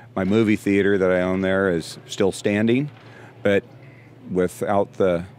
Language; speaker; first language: English; native; English